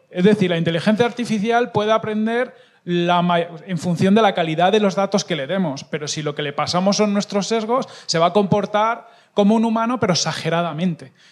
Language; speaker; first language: Spanish; native; Spanish